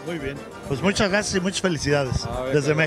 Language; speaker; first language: Spanish; native; Spanish